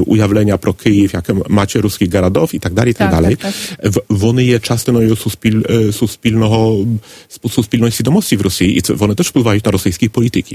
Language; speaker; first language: Polish; non-native, learner; Ukrainian